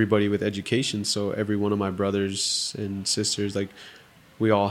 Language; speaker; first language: English; native; English